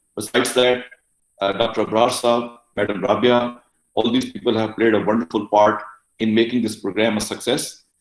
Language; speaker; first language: English; non-native, local second language; Urdu